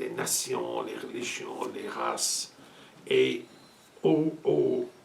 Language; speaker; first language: French; non-native, fluent; English